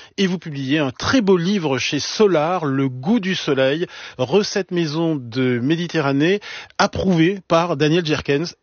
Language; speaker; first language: French; native; French